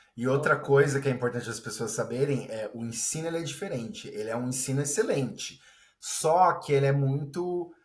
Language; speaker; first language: Portuguese; native; Portuguese